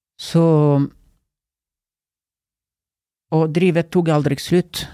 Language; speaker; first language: Swedish; early bilingual, other home language; Turkish